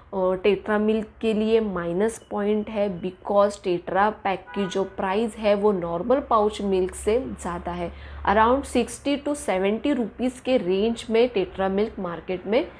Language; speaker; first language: Hindi; non-native, local second language; Marathi